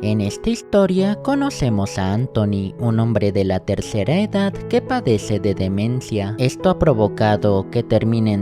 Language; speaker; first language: Spanish; native; Spanish